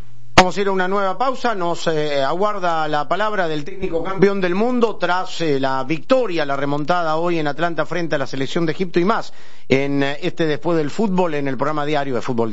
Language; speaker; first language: Spanish; native; Spanish